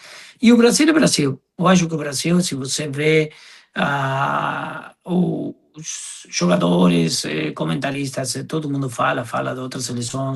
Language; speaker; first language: Portuguese; non-native, fluent; Spanish